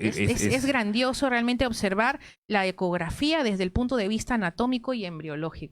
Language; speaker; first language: Spanish; native; Spanish